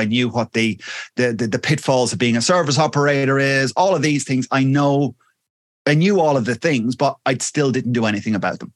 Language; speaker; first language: English; native; English